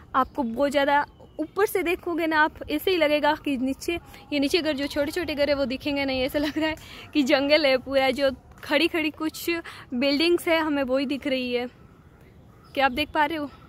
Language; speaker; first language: Hindi; native; Hindi